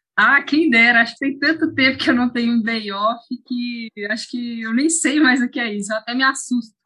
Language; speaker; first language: Portuguese; native; Portuguese